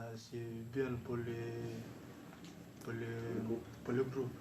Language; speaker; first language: French; non-native, learner; Fijian